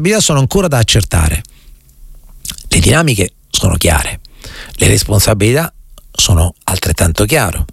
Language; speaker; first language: Italian; native; Italian